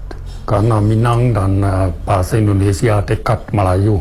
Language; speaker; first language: Indonesian; non-native, fluent; German